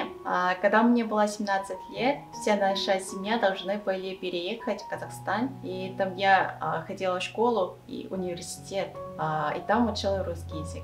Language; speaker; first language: Russian; non-native, fluent; Korean